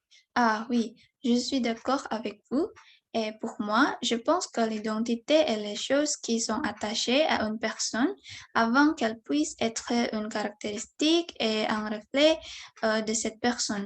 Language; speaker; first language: French; non-native, learner; Indonesian